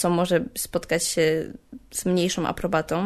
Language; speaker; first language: Polish; native; Polish